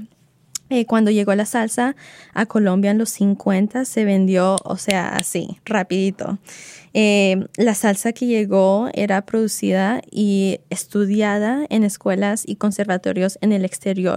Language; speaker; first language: Spanish; early bilingual, heritage; Spanish